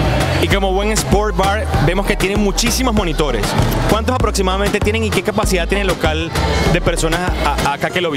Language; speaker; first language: Spanish; native; Spanish